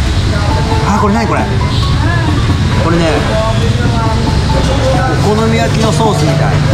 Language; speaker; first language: Japanese; native; Japanese